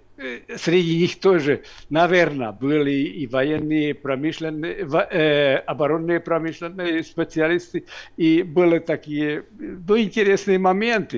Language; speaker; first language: Russian; non-native, fluent; Hungarian